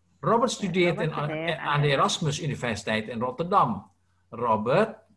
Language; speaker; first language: Dutch; non-native, fluent; Indonesian